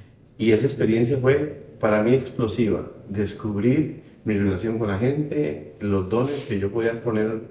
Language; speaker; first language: Spanish; native; Spanish